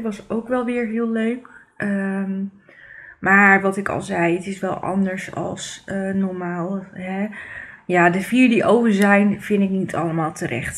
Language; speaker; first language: Dutch; native; Dutch